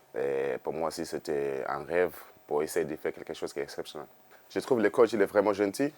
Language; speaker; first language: French; non-native, fluent; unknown